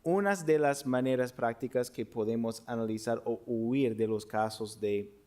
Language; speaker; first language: Spanish; non-native, fluent; English